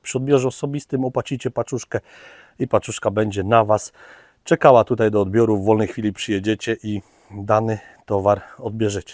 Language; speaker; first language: Polish; native; Polish